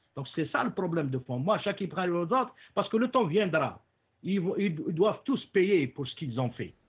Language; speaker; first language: French; non-native, local second language; Arabic